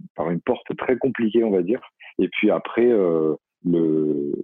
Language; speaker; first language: French; native; French